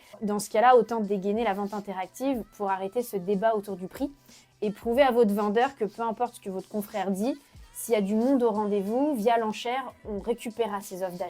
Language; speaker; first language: French; native; French